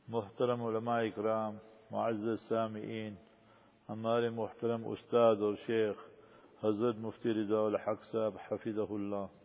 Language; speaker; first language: Urdu; non-native, local second language; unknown